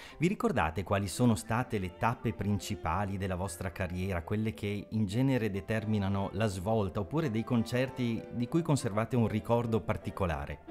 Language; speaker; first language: Italian; native; Italian